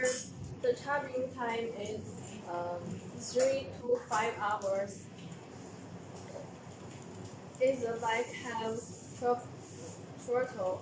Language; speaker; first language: English; non-native, learner; Chinese